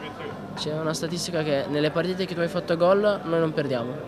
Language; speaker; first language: Italian; non-native, fluent; Turkish